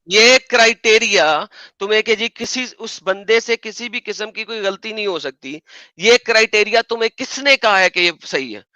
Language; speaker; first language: Urdu; native; Urdu